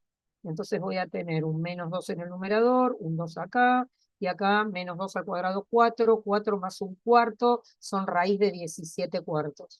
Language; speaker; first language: Spanish; native; Spanish